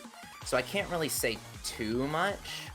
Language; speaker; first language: English; native; English